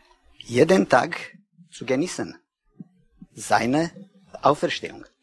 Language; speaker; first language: German; non-native, learner; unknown